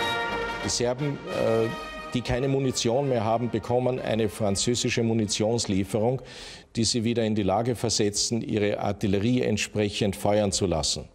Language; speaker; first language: German; native; German